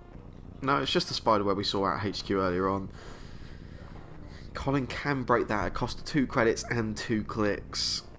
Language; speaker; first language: English; native; English